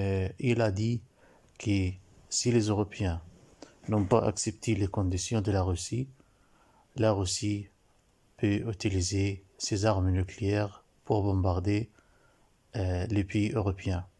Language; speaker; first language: French; non-native, learner; Arabic